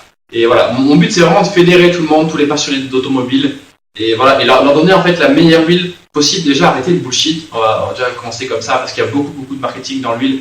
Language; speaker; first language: French; native; French